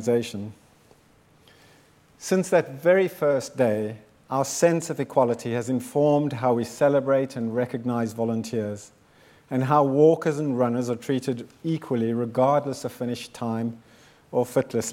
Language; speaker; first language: English; native; English